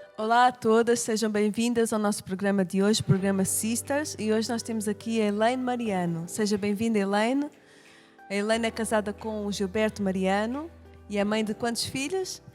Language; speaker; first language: Portuguese; native; Portuguese